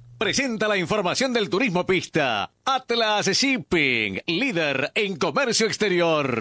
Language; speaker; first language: Spanish; native; Spanish